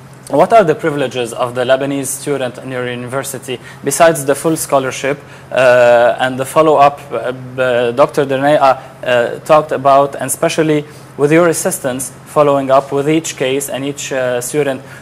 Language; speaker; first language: English; non-native, local second language; Arabic